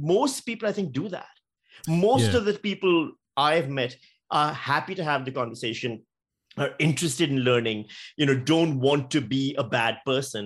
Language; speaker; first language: English; non-native, local second language; Urdu